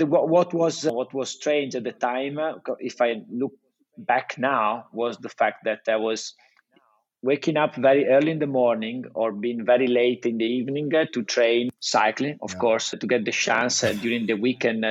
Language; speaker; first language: English; non-native, fluent; Italian